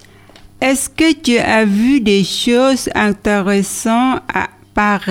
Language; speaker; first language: French; non-native, learner; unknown